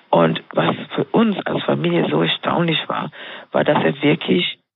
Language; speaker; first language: German; non-native, fluent; Swahili